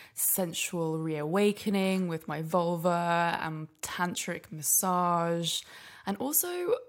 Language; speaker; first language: English; native; English